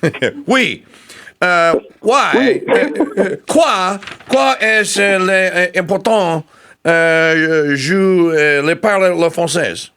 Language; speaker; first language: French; non-native, learner; English